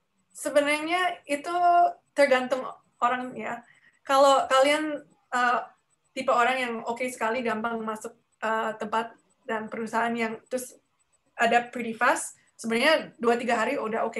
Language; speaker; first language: Indonesian; early bilingual, heritage; Indonesian